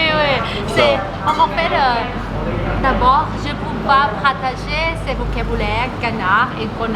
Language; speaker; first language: French; non-native, learner; Thai